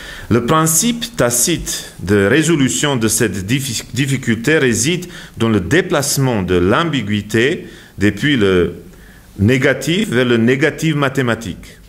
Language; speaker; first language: French; non-native, fluent; Serbian